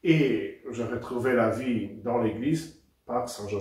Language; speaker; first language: French; non-native, fluent; Polish